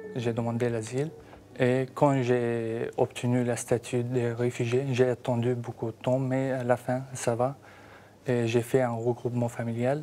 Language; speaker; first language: French; non-native, learner; Arabic